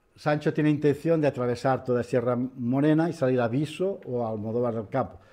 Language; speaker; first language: Spanish; non-native, local second language; Catalan